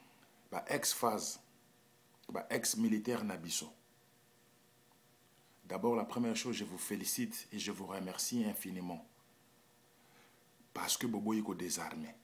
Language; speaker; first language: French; non-native, local second language; Lingala